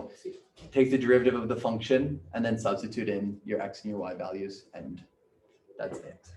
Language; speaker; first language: English; native; English